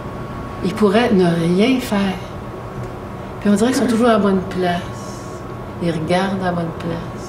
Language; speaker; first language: French; native; French